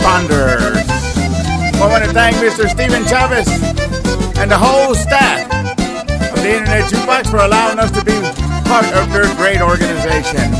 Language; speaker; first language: English; early bilingual, other home language; Spanish